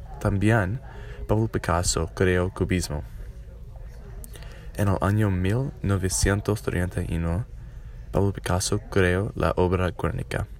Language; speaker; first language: Spanish; non-native, learner; English